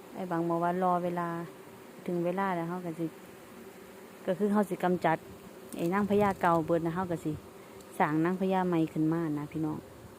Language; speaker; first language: Thai; native; Thai